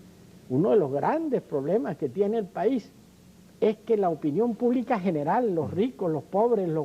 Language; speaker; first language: Spanish; native; Spanish